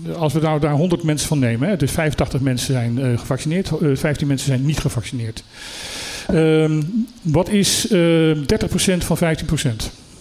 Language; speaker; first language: Dutch; native; Dutch